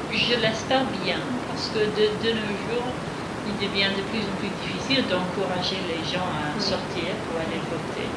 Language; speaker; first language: French; non-native, fluent; English